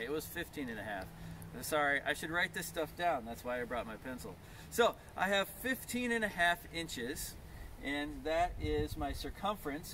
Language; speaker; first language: English; native; English